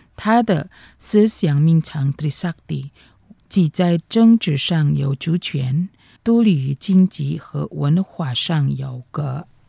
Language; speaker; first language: Chinese; non-native, fluent; Indonesian